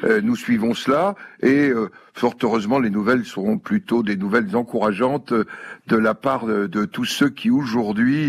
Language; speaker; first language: French; native; French